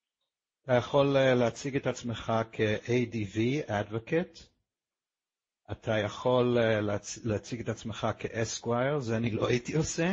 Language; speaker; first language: Hebrew; non-native, fluent; English